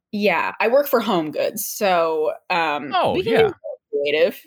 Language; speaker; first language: English; native; English